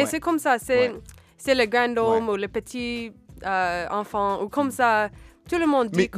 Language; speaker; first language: French; non-native, learner; English